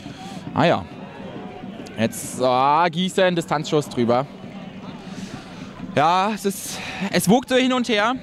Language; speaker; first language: German; native; German